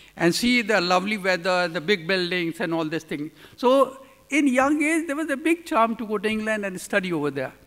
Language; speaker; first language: English; non-native, local second language; Urdu